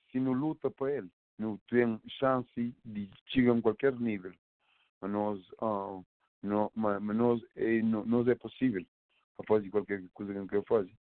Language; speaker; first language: Portuguese; non-native, local second language; Kabuverdianu